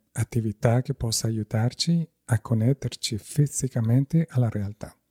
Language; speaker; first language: Italian; non-native, fluent; Spanish